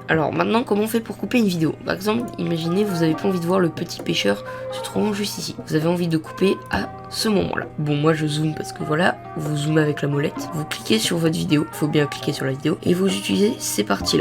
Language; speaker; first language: French; native; French